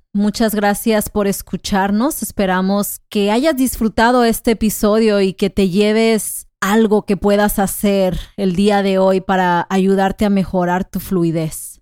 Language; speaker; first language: Spanish; non-native, fluent; English